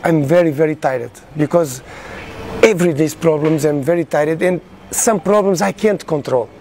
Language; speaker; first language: English; non-native, learner; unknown